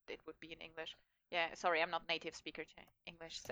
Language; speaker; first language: English; non-native, fluent; German